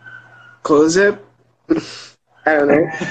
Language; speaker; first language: English; non-native, learner; Portuguese